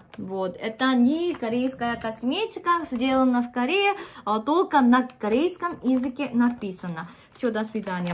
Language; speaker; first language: Russian; non-native, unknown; Korean